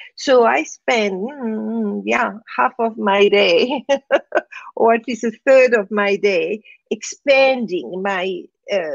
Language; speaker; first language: English; non-native, fluent; French